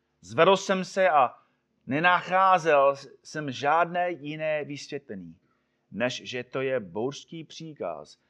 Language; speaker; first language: Czech; non-native, fluent; English